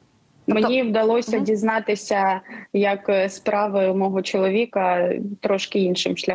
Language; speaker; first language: Ukrainian; non-native, local second language; Russian